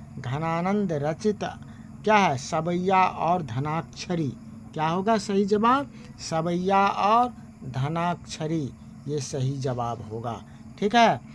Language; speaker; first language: Hindi; native; Hindi